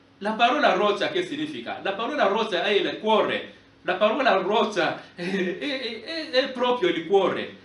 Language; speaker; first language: Italian; non-native, fluent; Lingala